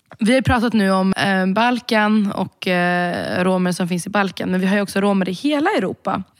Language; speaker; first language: Swedish; early bilingual, other home language; Romany